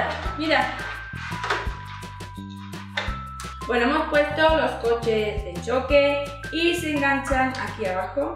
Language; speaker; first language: Spanish; native; Spanish